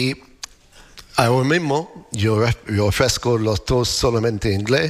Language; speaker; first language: Spanish; non-native, learner; English